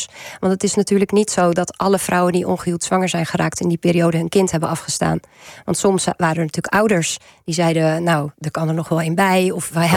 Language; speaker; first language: Dutch; native; Dutch